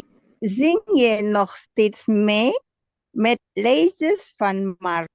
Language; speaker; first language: Dutch; non-native, learner; Indonesian